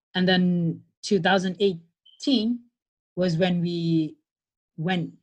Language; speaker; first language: English; non-native, fluent; Lao